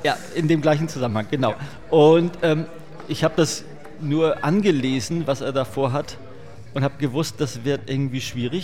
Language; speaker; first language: German; native; German